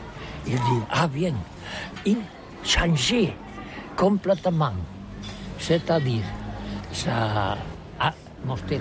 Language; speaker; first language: French; non-native, learner; Catalan